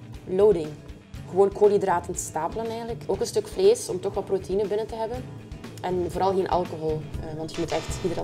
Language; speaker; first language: Dutch; native; Dutch